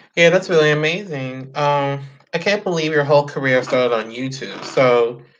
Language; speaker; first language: English; native; English